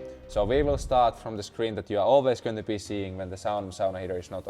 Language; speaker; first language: English; non-native, fluent; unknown